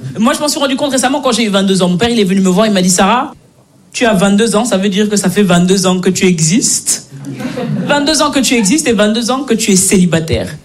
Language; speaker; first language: French; native; French